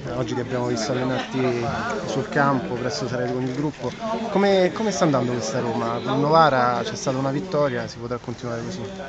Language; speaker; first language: Italian; native; Italian